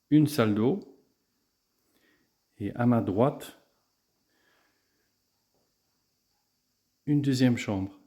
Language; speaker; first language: French; non-native, fluent; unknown